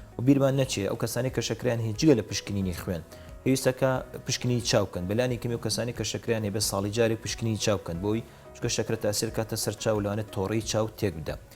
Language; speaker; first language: Central Kurdish; native; Central Kurdish